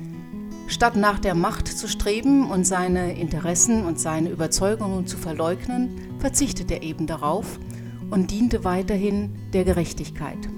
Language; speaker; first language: German; native; German